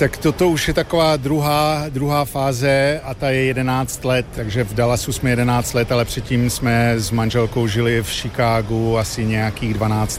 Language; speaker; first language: Czech; early bilingual, heritage; Czech